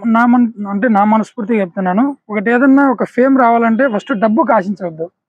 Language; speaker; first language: Telugu; native; Telugu